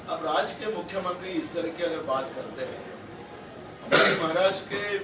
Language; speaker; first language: Hindi; non-native, local second language; Marathi